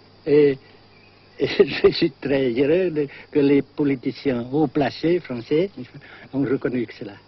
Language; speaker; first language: French; non-native, fluent; Vietnamese